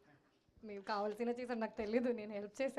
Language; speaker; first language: Telugu; non-native, local second language; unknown